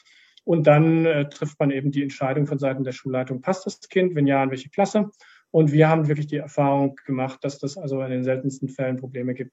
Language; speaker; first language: German; native; German